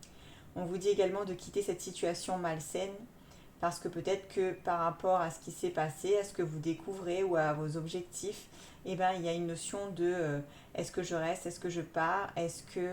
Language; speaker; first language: French; native; French